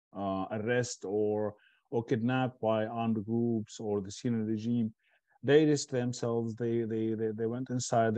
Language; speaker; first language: English; non-native, fluent; Arabic